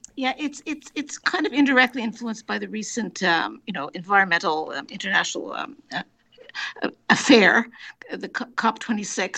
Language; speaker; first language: English; native; English